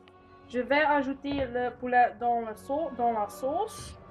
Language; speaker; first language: French; non-native, learner; Dutch